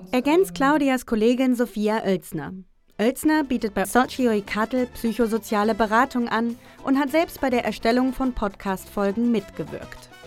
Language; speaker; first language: German; native; German